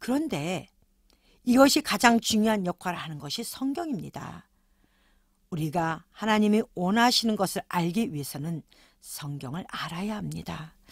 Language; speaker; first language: Korean; native; Korean